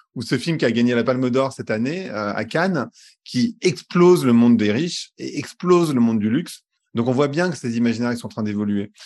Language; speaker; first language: French; native; French